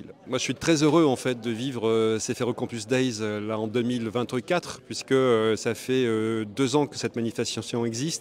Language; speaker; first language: French; native; French